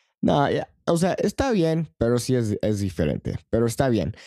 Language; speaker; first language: Spanish; non-native, fluent; English